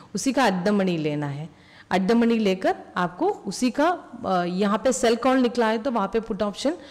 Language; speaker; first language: Hindi; non-native, local second language; Malayalam